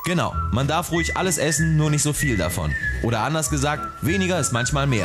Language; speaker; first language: German; native; German